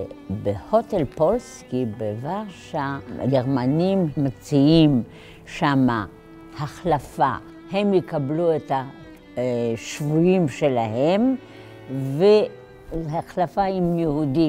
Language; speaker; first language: Hebrew; non-native, fluent; Polish